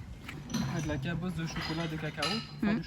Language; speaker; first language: French; native; French